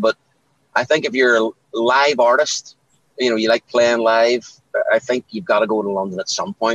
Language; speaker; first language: English; native; English